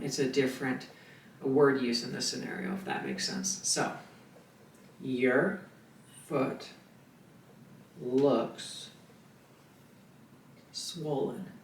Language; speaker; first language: English; native; English